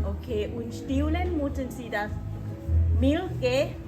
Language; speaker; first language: German; non-native, learner; Thai